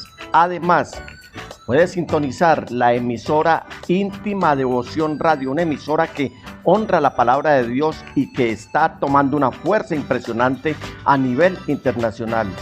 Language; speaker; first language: Spanish; native; Spanish